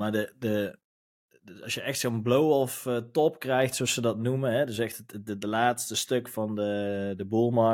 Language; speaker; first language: Dutch; native; Dutch